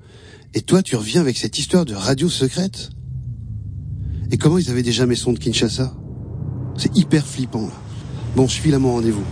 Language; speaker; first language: French; native; French